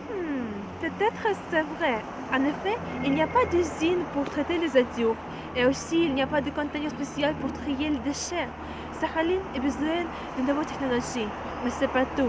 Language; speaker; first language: French; non-native, learner; Russian